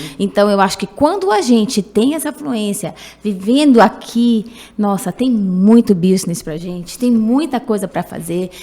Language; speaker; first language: Portuguese; native; Portuguese